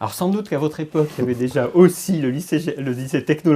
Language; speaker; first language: French; native; French